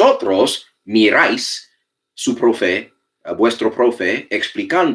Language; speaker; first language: Spanish; non-native, fluent; English